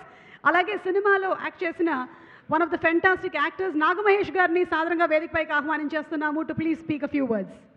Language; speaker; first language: Telugu; native; Telugu